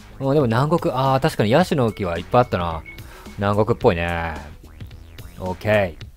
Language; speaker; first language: Japanese; native; Japanese